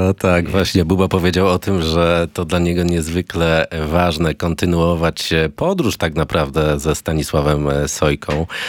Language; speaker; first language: Polish; native; Polish